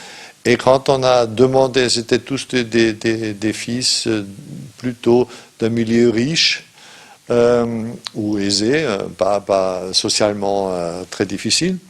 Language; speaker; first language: French; non-native, fluent; German